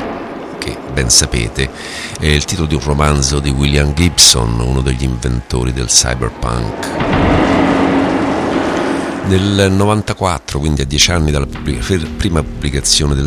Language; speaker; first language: Italian; native; Italian